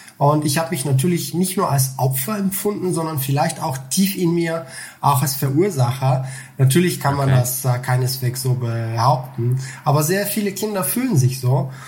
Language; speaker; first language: German; non-native, fluent; Bulgarian